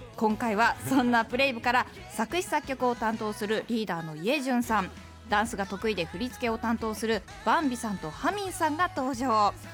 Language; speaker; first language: Japanese; native; Japanese